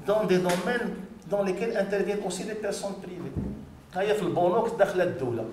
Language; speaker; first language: French; non-native, local second language; Arabic